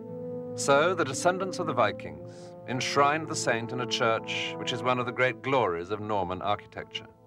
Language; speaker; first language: English; native; English